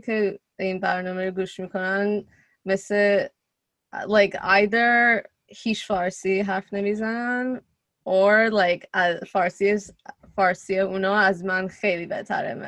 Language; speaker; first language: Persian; early bilingual, heritage; Persian